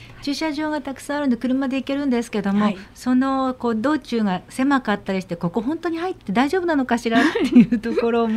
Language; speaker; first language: Japanese; native; Japanese